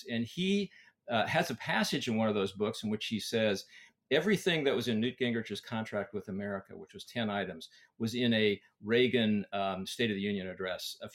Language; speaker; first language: English; native; English